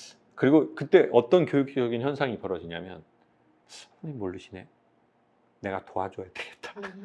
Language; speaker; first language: Korean; native; Korean